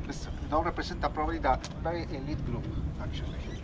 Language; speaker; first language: English; non-native, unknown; Spanish